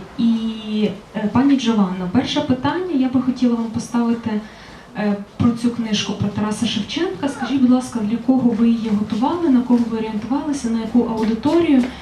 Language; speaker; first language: Ukrainian; native; Ukrainian